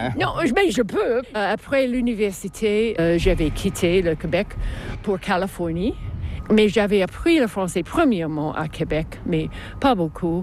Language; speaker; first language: French; non-native, fluent; English